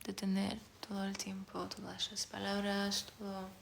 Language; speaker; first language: Spanish; non-native, learner; French